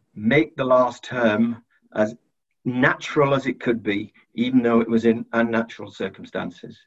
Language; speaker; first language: English; native; English